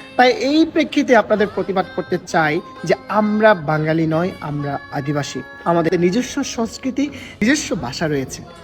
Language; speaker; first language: Bangla; non-native, local second language; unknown